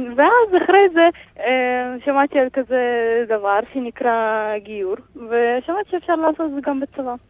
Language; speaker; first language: Hebrew; early bilingual, other home language; Russian